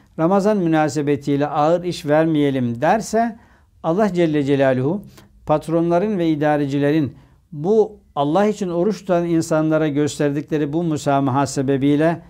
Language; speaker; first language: Turkish; native; Turkish